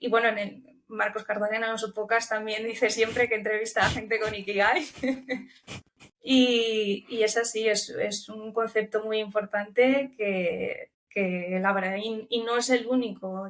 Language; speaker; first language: Spanish; early bilingual, other home language; Romanian